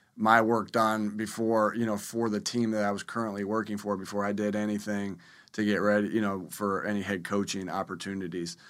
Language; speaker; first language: English; native; English